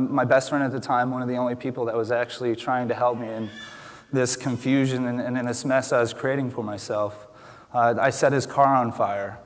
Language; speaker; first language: English; native; English